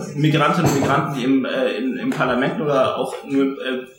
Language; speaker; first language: German; native; German